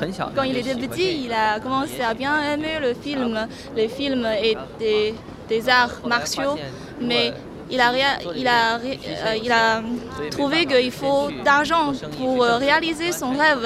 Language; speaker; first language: French; non-native, learner; Chinese